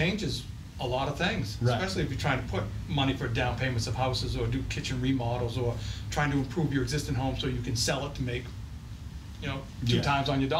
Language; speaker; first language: English; native; English